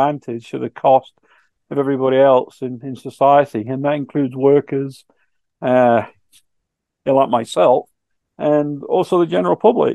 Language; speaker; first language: English; native; English